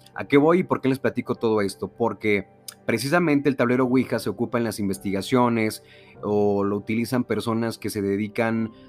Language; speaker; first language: Spanish; native; Spanish